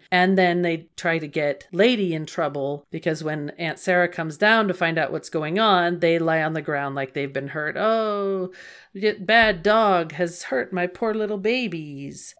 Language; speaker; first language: English; native; English